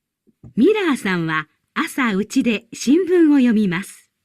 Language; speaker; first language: Japanese; non-native, learner; Indonesian